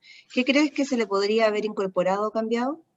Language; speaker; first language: Spanish; native; Spanish